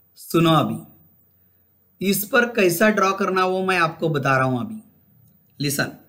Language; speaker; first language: Hindi; non-native, local second language; Marathi